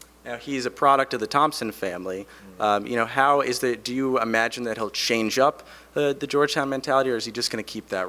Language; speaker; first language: English; native; English